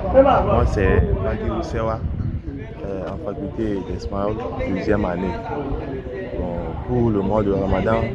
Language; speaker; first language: French; non-native, local second language; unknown